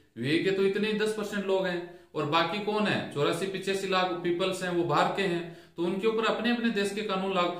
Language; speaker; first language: Hindi; native; Hindi